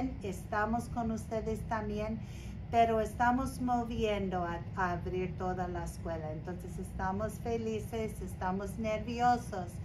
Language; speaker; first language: Spanish; non-native, learner; English